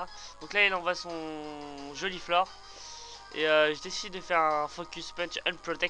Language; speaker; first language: French; native; French